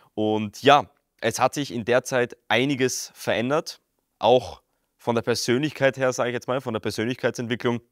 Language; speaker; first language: German; native; German